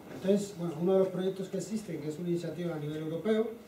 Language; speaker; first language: Spanish; native; Spanish